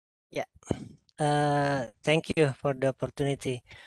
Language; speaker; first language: English; non-native, fluent; Indonesian